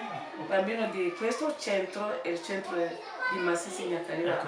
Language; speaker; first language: Italian; non-native, learner; French